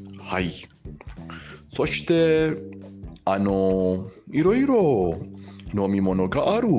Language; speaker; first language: Japanese; non-native, learner; Persian